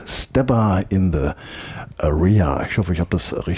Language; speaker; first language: German; native; German